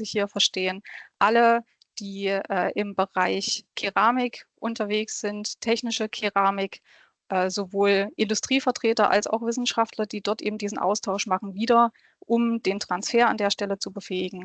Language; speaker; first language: German; native; German